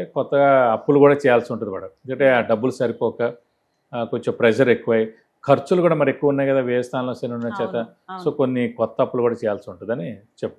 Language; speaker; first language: Telugu; native; Telugu